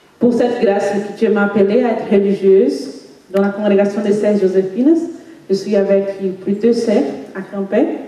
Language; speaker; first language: French; non-native, fluent; Portuguese